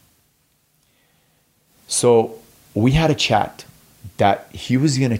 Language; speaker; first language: English; non-native, fluent; Arabic